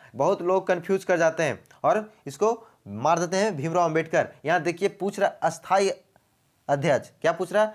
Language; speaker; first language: Hindi; native; Hindi